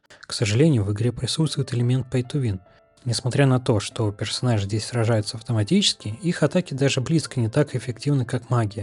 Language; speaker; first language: Russian; native; Russian